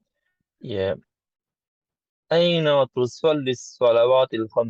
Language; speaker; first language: Arabic; non-native, learner; English